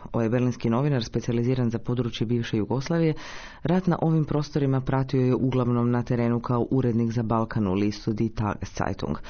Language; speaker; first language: Croatian; native; Croatian